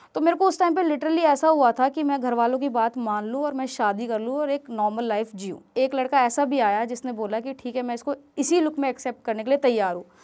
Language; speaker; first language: Hindi; native; Hindi